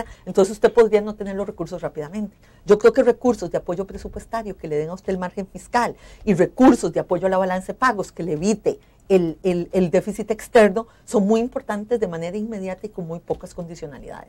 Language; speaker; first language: Spanish; native; Spanish